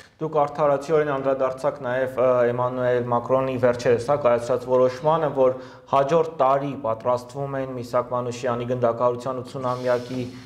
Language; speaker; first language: Armenian; native; Armenian